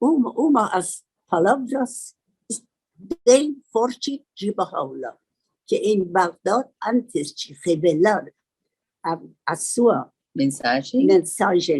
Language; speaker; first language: Portuguese; non-native, learner; Persian